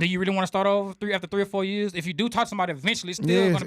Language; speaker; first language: English; native; English